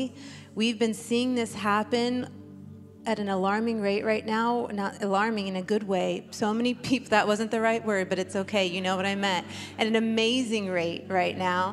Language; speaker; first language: English; native; English